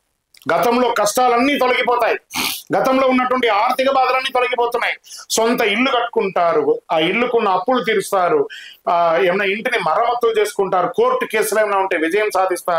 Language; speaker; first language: Telugu; native; Telugu